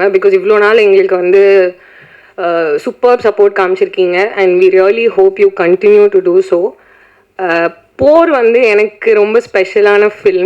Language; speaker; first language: Tamil; native; Tamil